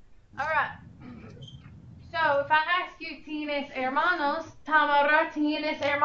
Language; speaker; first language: Spanish; non-native, fluent; English